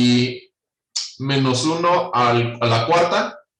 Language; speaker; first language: Spanish; native; Spanish